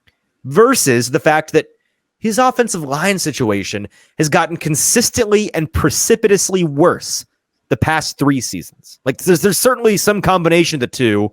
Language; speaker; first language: English; native; English